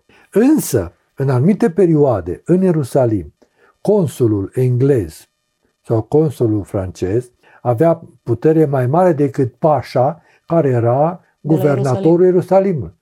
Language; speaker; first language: Romanian; native; Romanian